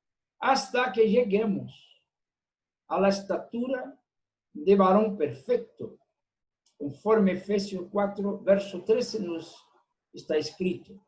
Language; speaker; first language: Spanish; non-native, fluent; Portuguese